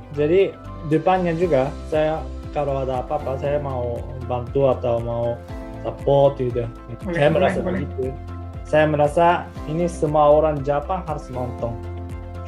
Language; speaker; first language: Indonesian; non-native, learner; Japanese